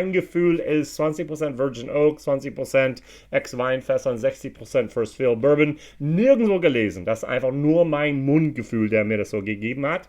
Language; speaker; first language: German; non-native, fluent; English